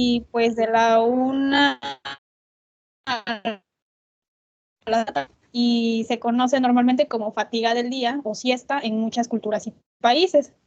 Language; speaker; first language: Spanish; native; Spanish